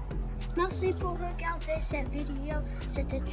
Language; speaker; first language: French; non-native, learner; English